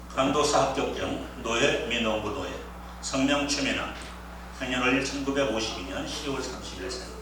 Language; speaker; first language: Korean; native; Korean